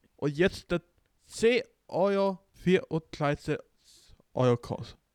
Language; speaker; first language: German; non-native, learner; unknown